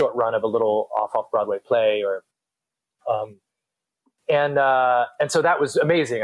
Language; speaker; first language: English; native; English